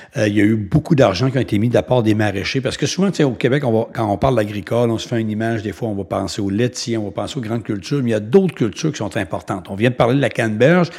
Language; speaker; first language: French; native; French